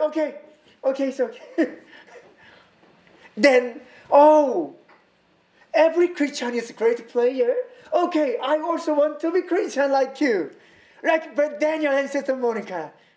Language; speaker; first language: English; non-native, learner; Korean